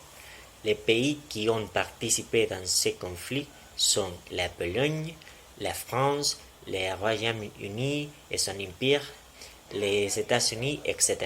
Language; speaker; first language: French; non-native, learner; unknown